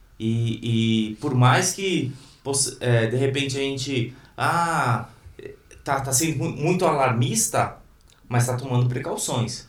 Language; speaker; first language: Portuguese; native; Portuguese